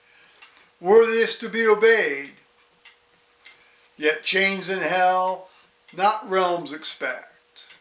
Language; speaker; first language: English; native; English